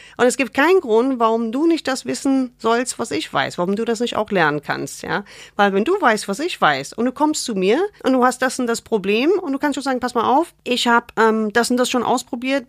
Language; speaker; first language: German; non-native, fluent; English